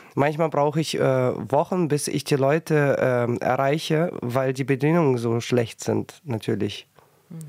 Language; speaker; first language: German; early bilingual, other home language; Russian